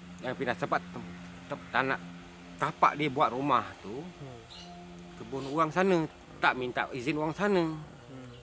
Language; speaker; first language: Malay; non-native, local second language; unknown